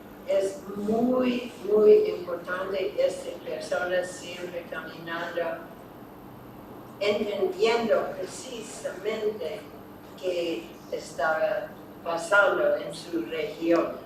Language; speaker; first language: Spanish; non-native, fluent; English